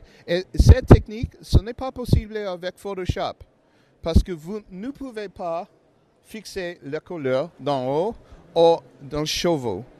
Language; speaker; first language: French; non-native, learner; English